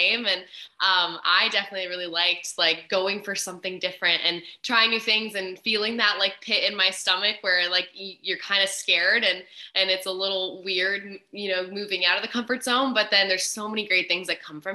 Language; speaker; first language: English; native; English